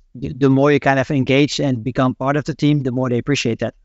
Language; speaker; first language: English; non-native, fluent; Dutch